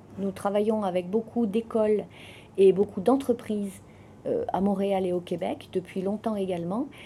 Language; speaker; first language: French; native; French